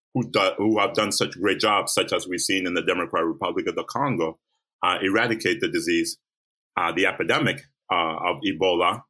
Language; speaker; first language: English; early bilingual, other home language; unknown